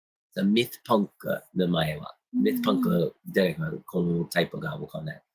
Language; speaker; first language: Japanese; non-native, fluent; English